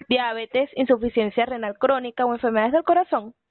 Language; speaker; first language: Spanish; native; Spanish